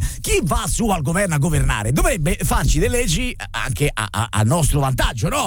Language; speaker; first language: Italian; native; Italian